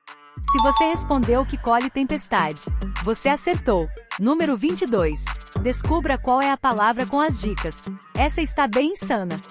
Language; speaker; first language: Portuguese; native; Portuguese